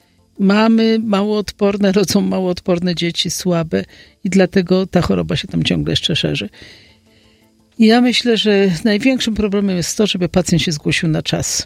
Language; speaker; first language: Polish; native; Polish